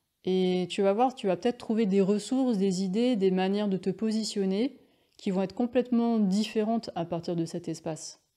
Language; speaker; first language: French; native; French